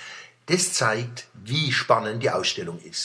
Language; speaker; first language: German; native; German